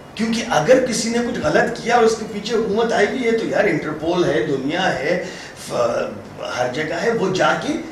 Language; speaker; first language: Urdu; native; Urdu